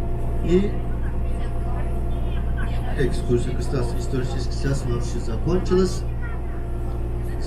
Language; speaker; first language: Russian; non-native, learner; Turkish